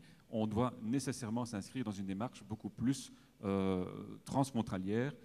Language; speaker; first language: French; native; French